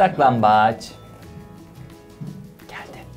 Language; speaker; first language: Turkish; native; Turkish